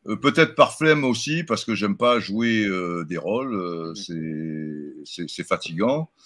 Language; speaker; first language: French; native; French